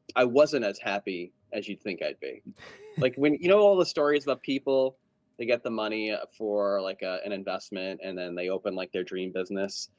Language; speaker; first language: English; native; English